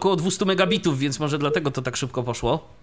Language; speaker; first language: Polish; native; Polish